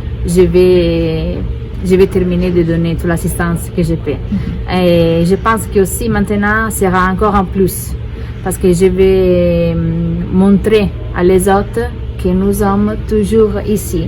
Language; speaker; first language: French; non-native, fluent; Italian